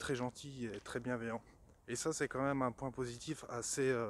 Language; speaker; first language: French; native; French